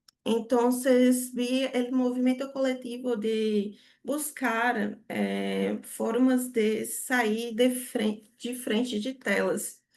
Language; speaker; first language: Spanish; non-native, learner; Portuguese